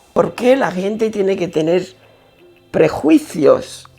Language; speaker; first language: Spanish; non-native, fluent; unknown